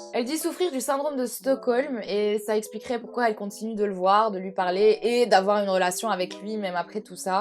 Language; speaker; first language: French; native; French